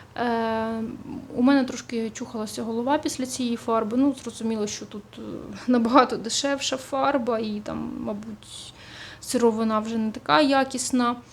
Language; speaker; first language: Ukrainian; non-native, local second language; Russian